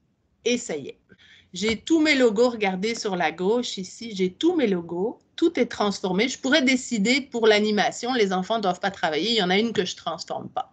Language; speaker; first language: French; native; French